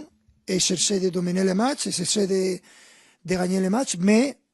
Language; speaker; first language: French; non-native, fluent; Spanish